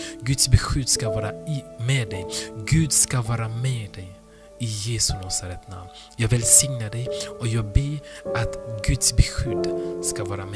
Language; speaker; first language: Swedish; non-native, fluent; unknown